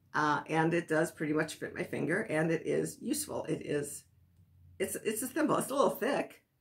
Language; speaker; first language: English; native; English